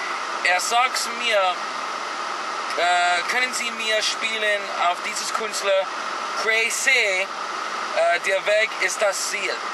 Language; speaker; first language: German; non-native, learner; English